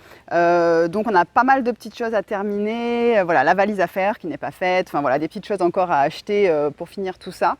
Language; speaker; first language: French; native; French